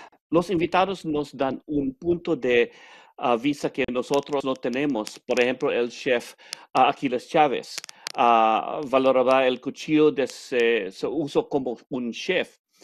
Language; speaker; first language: Spanish; non-native, learner; English